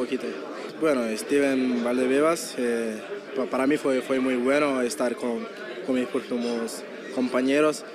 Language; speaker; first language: Spanish; non-native, learner; Portuguese